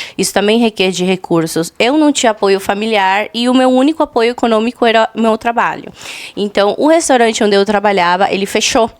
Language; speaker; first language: Portuguese; non-native, fluent; Spanish